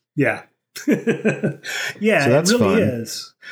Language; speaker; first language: English; native; English